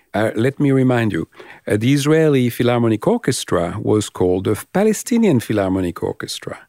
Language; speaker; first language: English; non-native, fluent; French